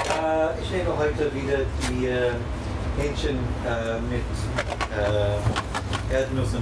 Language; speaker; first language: German; non-native, local second language; Arabic